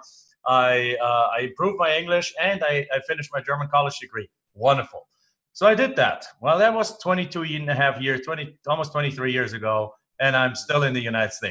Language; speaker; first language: English; non-native, fluent; German